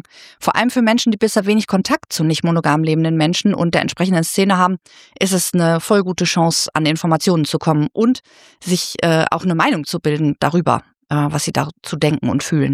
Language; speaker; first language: German; native; German